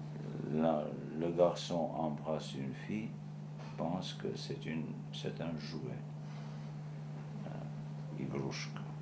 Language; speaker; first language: French; non-native, fluent; Georgian